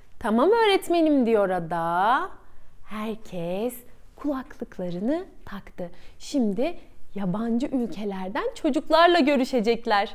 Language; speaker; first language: Turkish; native; Turkish